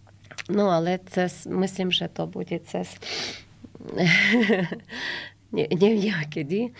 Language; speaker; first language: Slovak; non-native, learner; Ukrainian